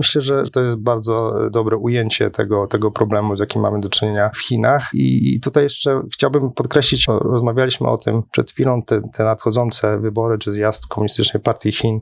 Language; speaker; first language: Polish; native; Polish